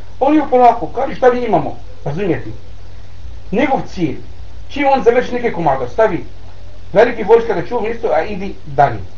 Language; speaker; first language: Bosnian; non-native, learner; Arabic